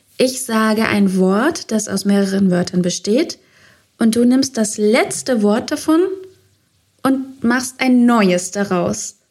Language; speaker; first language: German; native; German